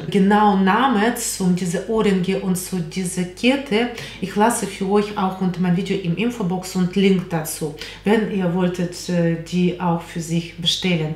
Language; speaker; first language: German; non-native, fluent; Russian